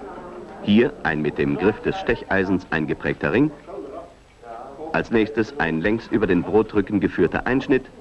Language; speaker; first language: German; native; German